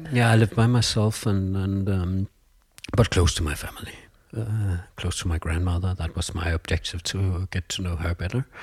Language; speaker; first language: English; non-native, fluent; Danish